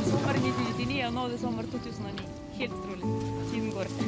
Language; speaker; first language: Norwegian; non-native, fluent; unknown